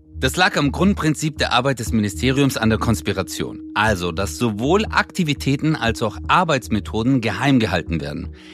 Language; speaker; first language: German; early bilingual, other home language; Turkish